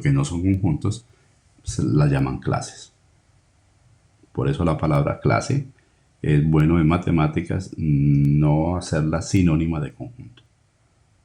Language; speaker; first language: Spanish; native; Spanish